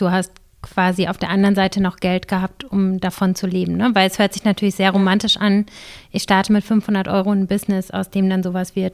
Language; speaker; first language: German; native; German